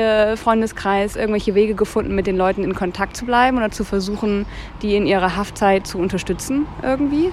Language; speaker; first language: German; native; German